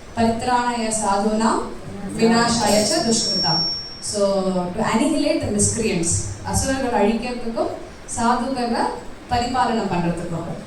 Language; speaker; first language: Tamil; early bilingual, heritage; Tamil